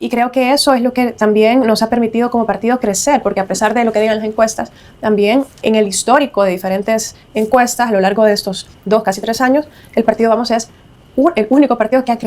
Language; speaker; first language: Spanish; native; Spanish